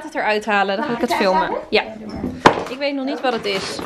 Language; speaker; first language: Dutch; native; Dutch